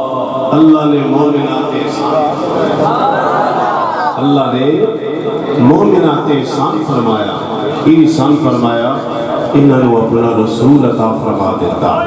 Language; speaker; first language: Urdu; non-native, local second language; Punjabi